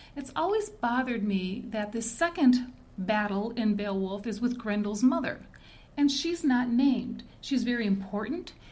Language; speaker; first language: English; native; English